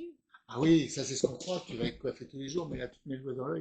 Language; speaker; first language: French; native; French